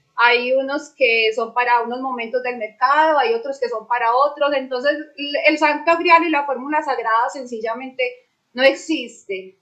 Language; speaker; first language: Spanish; native; Spanish